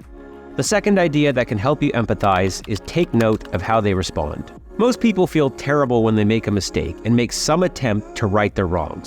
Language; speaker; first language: English; native; English